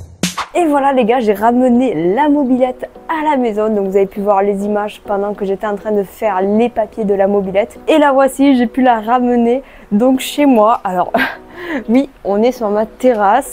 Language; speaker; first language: French; native; French